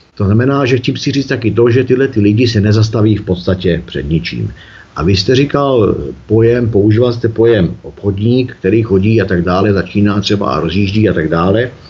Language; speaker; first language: Czech; native; Czech